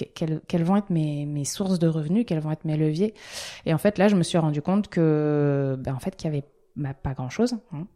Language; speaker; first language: French; native; French